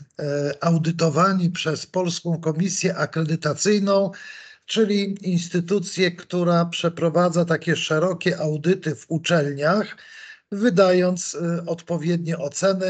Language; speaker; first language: Polish; native; Polish